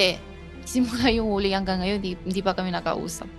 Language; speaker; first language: Filipino; early bilingual, other home language; Chinese